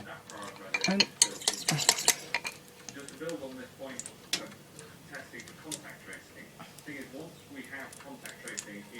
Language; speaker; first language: English; native; English